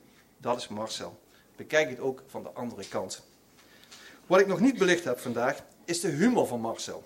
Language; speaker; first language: Dutch; native; Dutch